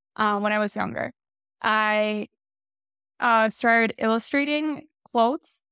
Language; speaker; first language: English; early bilingual, other home language; Hindi